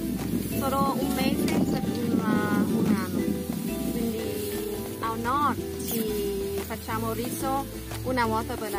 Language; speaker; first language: Italian; non-native, fluent; Thai